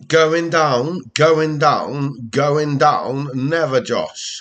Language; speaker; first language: English; native; English